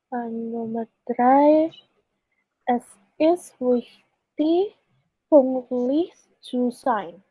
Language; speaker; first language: German; non-native, learner; Indonesian